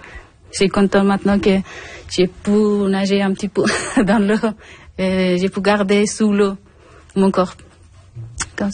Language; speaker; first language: French; non-native, learner; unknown